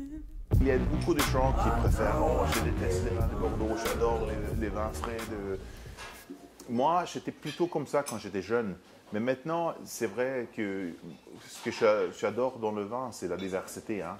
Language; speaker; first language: French; non-native, fluent; Swedish